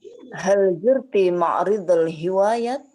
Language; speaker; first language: Arabic; non-native, learner; Indonesian